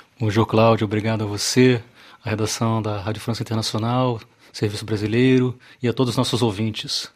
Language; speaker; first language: Portuguese; native; Portuguese